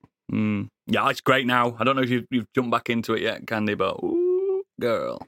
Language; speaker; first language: English; native; English